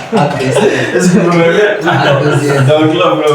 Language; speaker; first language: French; non-native, learner; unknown